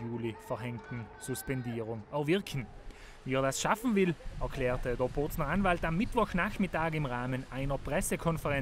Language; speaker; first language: German; native; German